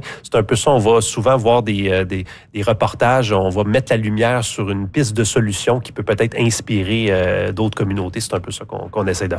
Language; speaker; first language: French; native; French